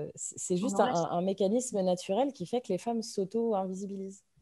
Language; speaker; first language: French; native; French